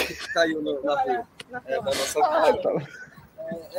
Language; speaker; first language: Portuguese; native; Portuguese